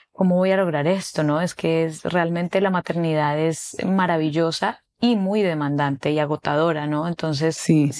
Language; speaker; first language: Spanish; native; Spanish